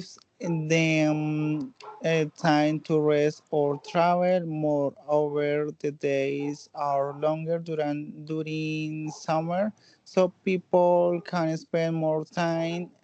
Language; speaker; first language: English; non-native, learner; Spanish